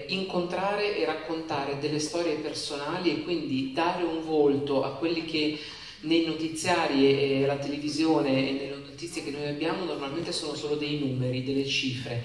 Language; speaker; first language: Italian; native; Italian